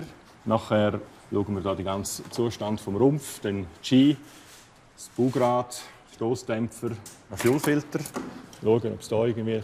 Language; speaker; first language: German; native; German